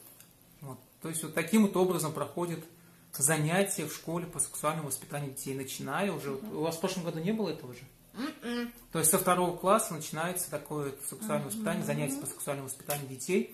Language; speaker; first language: Russian; native; Russian